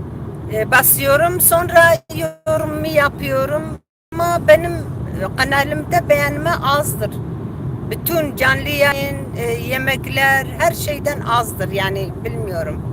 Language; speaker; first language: Turkish; non-native, local second language; Kurdish